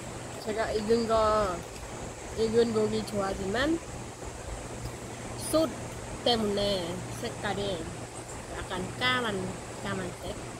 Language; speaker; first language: Korean; non-native, local second language; Khmer